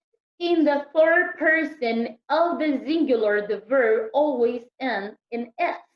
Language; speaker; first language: English; non-native, learner; Spanish